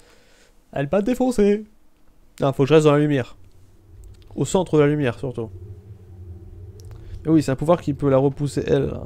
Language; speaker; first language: French; native; French